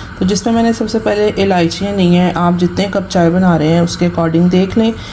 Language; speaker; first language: Urdu; non-native, local second language; Punjabi